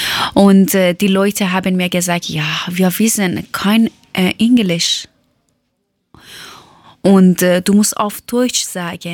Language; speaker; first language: German; non-native, learner; Persian